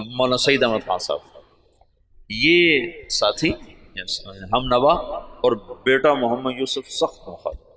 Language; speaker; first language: Urdu; non-native, local second language; Punjabi